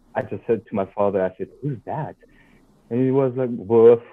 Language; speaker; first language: English; non-native, fluent; French